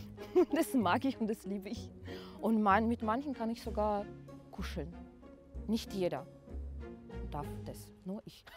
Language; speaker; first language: German; non-native, fluent; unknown